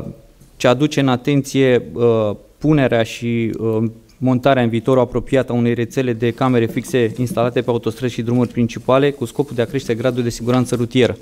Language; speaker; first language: Romanian; native; Romanian